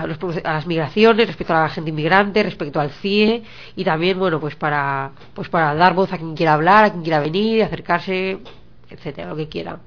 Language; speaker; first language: Spanish; native; Spanish